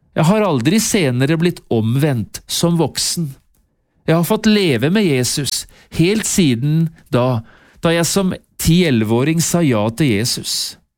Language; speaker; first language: Norwegian; native; Norwegian